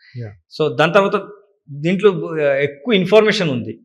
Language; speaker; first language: Telugu; non-native, learner; Kannada